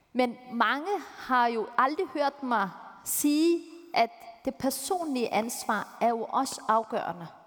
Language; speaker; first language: Danish; early bilingual, other home language; Turkish